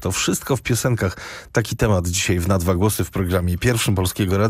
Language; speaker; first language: Polish; native; Polish